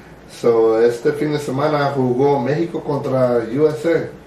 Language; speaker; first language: Spanish; early bilingual, other home language; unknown